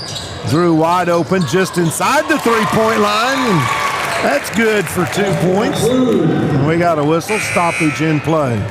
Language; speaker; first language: English; native; English